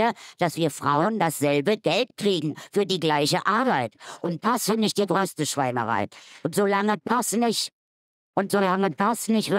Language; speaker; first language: German; native; German